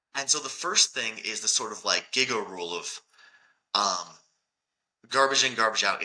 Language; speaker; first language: English; native; English